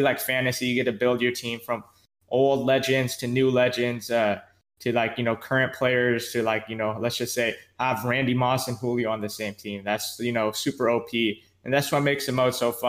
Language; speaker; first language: English; native; English